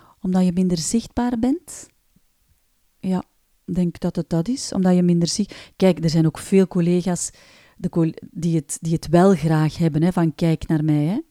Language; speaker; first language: Dutch; native; Dutch